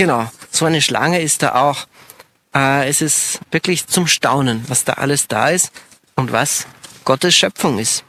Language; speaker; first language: German; native; German